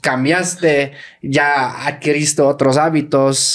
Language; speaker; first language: Spanish; native; Spanish